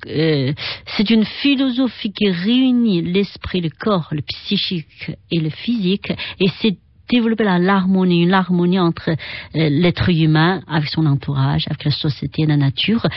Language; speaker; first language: French; non-native, fluent; Chinese